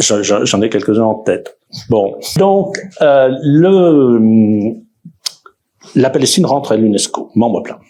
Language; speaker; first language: French; native; French